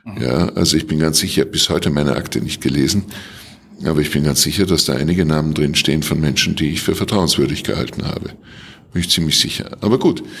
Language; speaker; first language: German; native; German